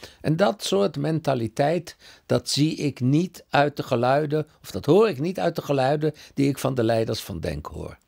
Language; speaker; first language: Dutch; early bilingual, other home language; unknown